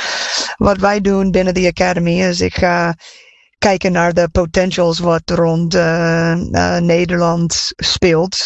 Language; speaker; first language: Dutch; non-native, fluent; English